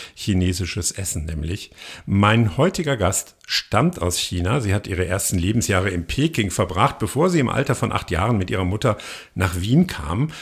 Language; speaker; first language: German; native; German